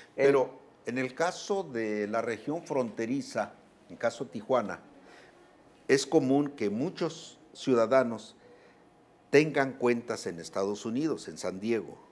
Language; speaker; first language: Spanish; native; Spanish